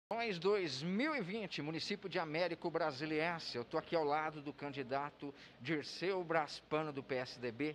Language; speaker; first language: Portuguese; native; Portuguese